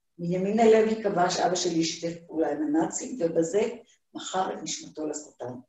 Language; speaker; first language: Hebrew; early bilingual, other home language; Hungarian